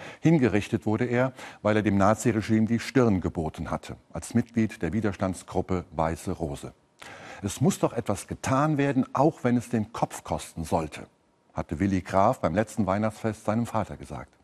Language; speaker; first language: German; native; German